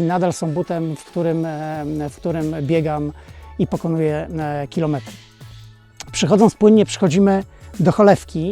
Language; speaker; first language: Polish; native; Polish